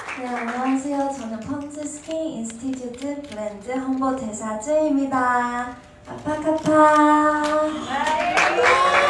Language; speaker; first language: Korean; non-native, fluent; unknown